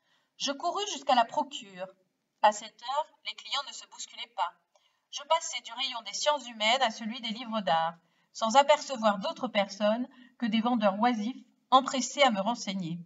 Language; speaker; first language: French; native; French